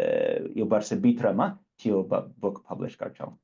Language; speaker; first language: Nepali; non-native, fluent; English